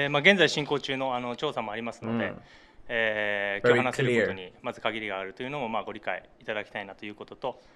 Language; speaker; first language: Japanese; native; Japanese